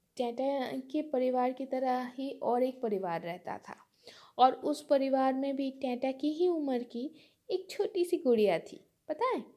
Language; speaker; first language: Hindi; non-native, local second language; Bangla